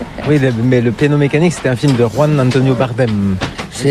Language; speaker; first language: French; native; French